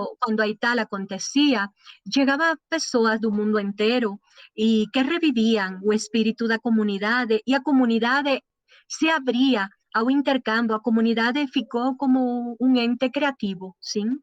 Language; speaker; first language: Portuguese; non-native, learner; Spanish